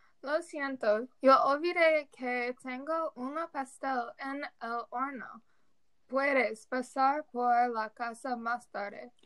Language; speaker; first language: Spanish; non-native, learner; English